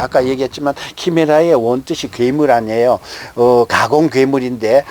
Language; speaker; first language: Korean; native; Korean